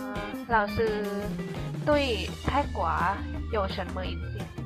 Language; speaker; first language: Chinese; non-native, learner; Thai